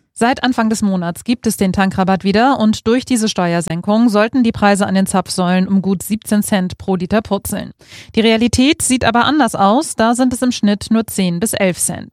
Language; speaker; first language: German; native; German